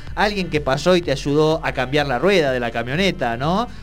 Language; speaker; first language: Spanish; native; Spanish